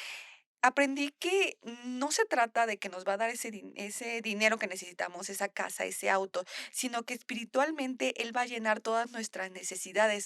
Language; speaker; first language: Spanish; native; Spanish